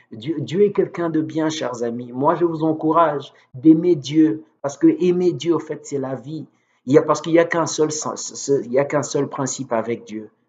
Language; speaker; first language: French; non-native, local second language; Lingala